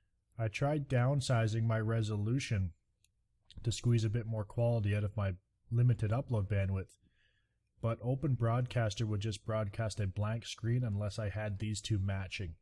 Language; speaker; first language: English; native; English